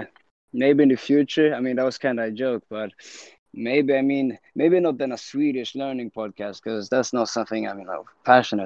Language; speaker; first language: English; non-native, fluent; Swedish